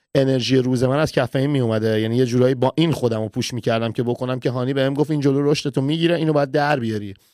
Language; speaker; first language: Persian; early bilingual, heritage; Persian